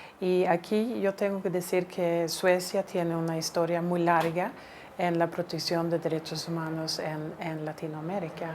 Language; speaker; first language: Spanish; non-native, fluent; Swedish